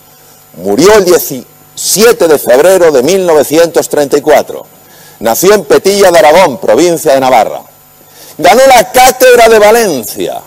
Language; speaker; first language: Spanish; native; Spanish